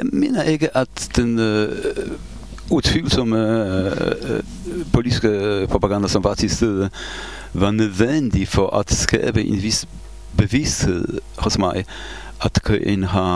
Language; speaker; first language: Danish; non-native, fluent; Polish